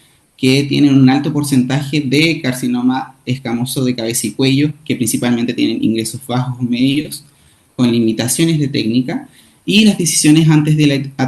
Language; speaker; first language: Spanish; native; Spanish